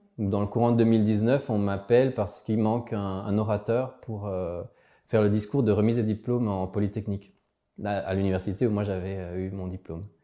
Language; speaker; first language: French; early bilingual, other home language; Spanish